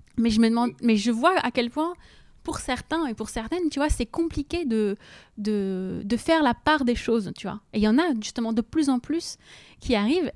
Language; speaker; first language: French; native; French